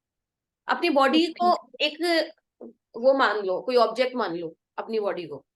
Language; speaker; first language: Hindi; native; Hindi